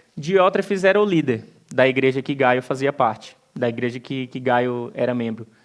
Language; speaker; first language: Portuguese; native; Portuguese